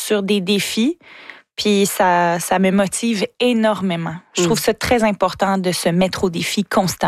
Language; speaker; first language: French; native; French